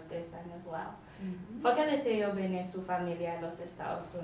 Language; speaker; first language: Spanish; non-native, learner; English